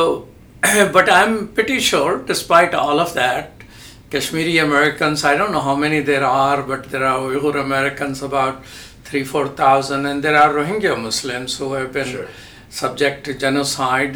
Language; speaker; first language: English; non-native, local second language; Urdu